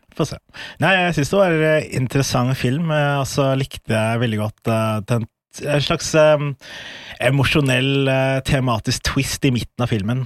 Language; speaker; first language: Norwegian; early bilingual, other home language; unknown